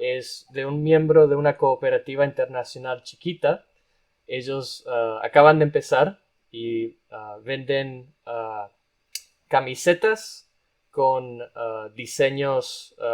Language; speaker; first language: Spanish; non-native, fluent; English